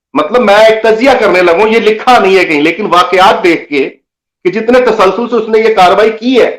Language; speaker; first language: Urdu; non-native, local second language; Punjabi